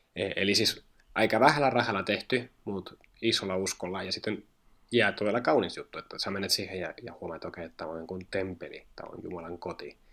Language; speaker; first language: Finnish; non-native, fluent; Spanish